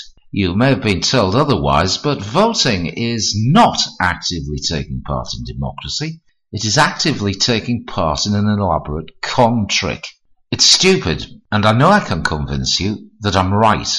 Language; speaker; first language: English; native; English